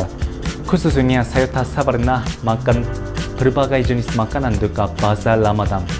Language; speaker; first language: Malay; non-native, learner; Japanese